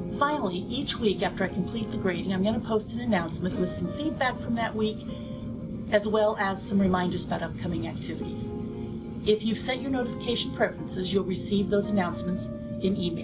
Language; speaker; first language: English; native; English